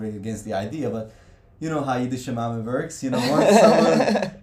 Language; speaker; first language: English; non-native, fluent; Hungarian